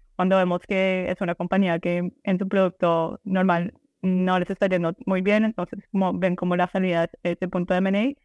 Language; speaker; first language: Spanish; early bilingual, heritage; Spanish